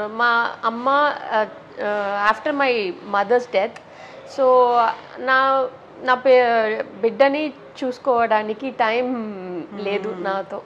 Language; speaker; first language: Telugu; non-native, learner; Tamil